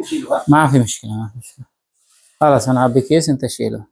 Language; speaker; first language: Arabic; non-native, learner; Bangla